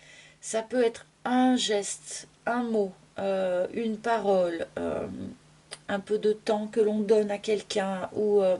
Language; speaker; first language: French; native; French